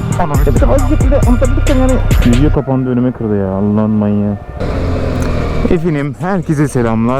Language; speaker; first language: Turkish; native; Turkish